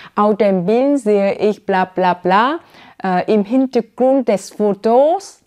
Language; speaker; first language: German; non-native, learner; Vietnamese